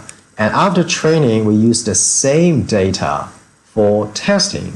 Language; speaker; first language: English; non-native, fluent; Chinese